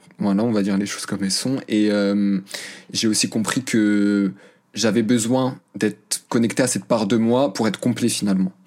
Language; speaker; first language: French; early bilingual, other home language; Arabic